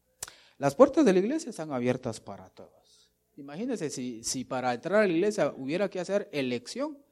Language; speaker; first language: Spanish; native; Spanish